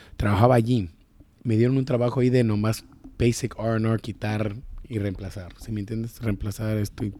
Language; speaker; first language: Spanish; early bilingual, heritage; Spanish